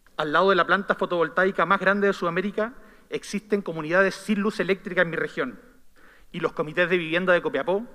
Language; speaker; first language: Spanish; native; Spanish